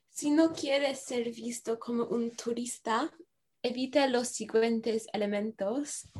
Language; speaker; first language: Spanish; non-native, learner; English